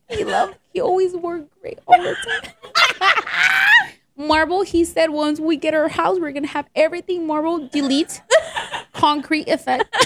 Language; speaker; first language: English; early bilingual, other home language; Spanish